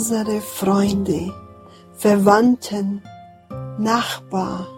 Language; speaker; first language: German; non-native, fluent; Portuguese